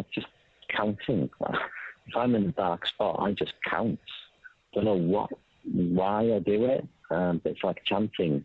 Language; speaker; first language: English; native; English